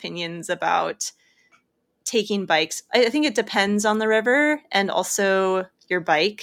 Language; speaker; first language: English; native; English